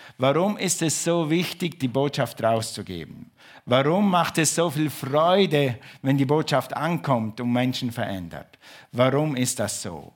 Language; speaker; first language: German; non-native, fluent; English